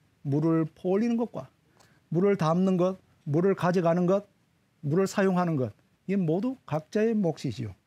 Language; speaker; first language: Korean; native; Korean